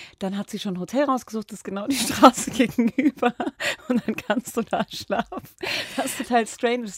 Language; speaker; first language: German; early bilingual, other home language; Arabic